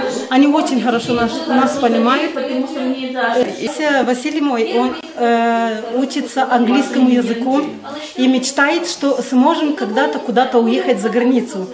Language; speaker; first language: Russian; non-native, local second language; Gagauz